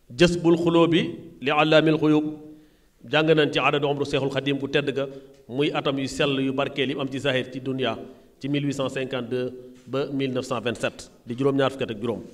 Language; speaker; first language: Wolof; native; Wolof